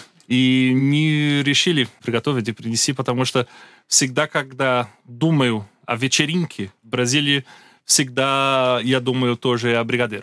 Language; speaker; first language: Russian; non-native, learner; Portuguese